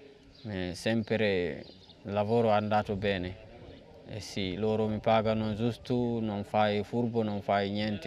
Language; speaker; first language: Italian; non-native, learner; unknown